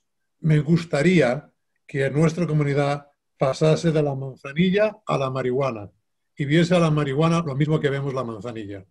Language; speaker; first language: Spanish; native; Spanish